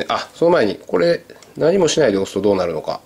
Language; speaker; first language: Japanese; native; Japanese